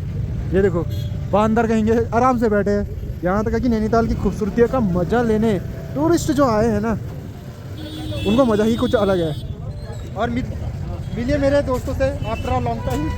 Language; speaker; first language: Hindi; native; Hindi